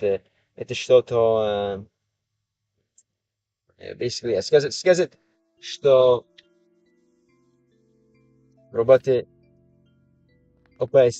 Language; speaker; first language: Russian; non-native, learner; English